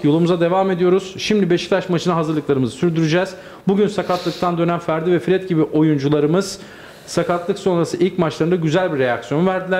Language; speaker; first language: Turkish; native; Turkish